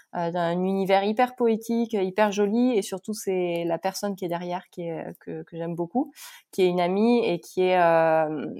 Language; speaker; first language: French; native; French